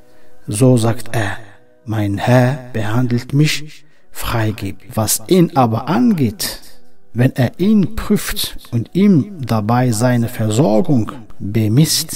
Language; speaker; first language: German; non-native, fluent; Arabic